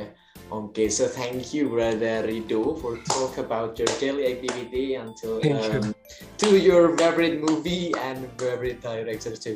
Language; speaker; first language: English; non-native, learner; Indonesian